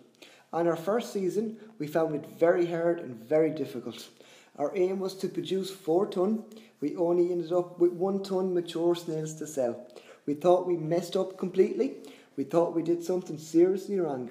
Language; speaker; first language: English; native; English